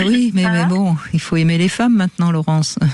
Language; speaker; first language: French; native; French